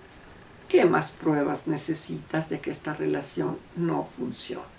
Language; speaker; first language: Spanish; native; Spanish